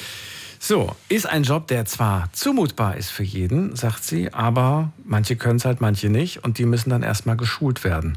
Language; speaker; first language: German; native; German